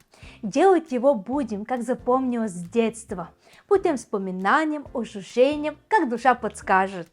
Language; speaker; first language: Russian; non-native, fluent; Bulgarian